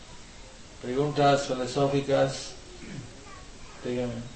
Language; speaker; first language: Spanish; non-native, learner; English